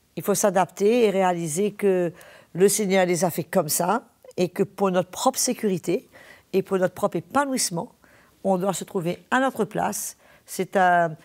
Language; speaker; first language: French; native; French